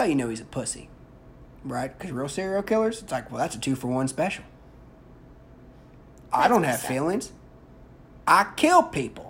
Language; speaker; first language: English; native; English